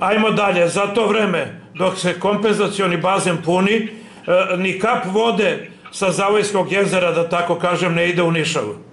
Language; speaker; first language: Serbian; native; Serbian